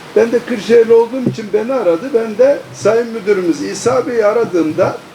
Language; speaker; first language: Turkish; native; Turkish